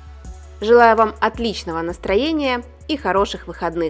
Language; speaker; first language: Russian; native; Russian